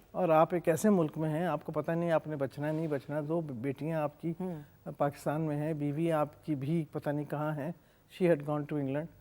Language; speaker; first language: Urdu; non-native, local second language; English